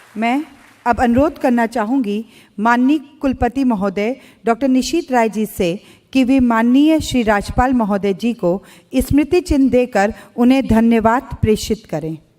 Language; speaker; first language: Hindi; native; Hindi